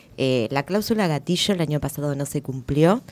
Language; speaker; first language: Spanish; native; Spanish